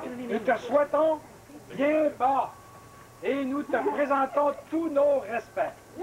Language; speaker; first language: French; native; French